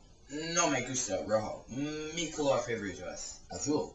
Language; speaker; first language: Spanish; non-native, learner; English